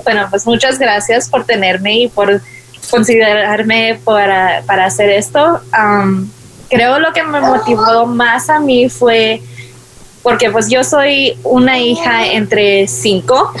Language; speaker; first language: Spanish; early bilingual, heritage; Spanish